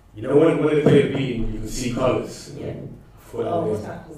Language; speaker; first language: English; non-native, local second language; Akan